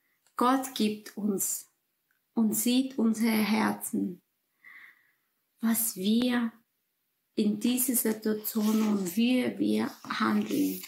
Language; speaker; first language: German; non-native, fluent; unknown